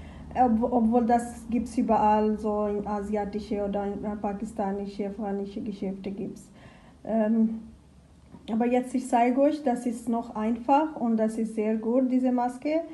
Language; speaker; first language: German; non-native, learner; Urdu